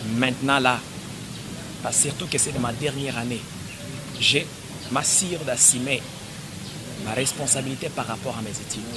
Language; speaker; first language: French; non-native, local second language; Swahili